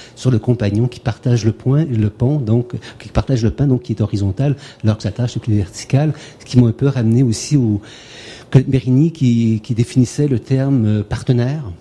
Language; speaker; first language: French; native; French